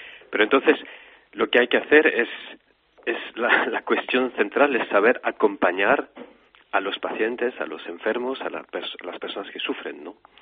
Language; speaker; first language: Spanish; non-native, fluent; French